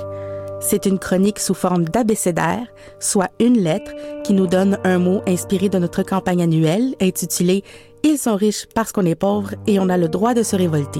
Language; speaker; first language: French; native; French